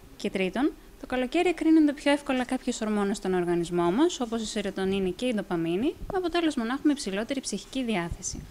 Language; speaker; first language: Greek; native; Greek